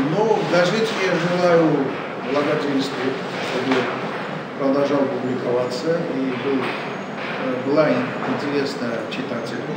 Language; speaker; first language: Russian; non-native, local second language; Armenian